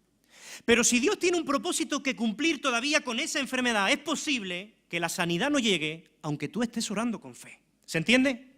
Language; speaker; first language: Spanish; native; Spanish